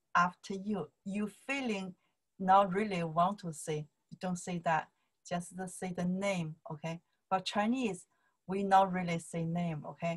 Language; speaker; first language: English; non-native, learner; Chinese